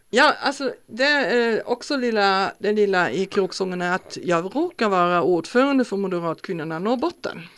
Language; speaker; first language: Swedish; non-native, fluent; German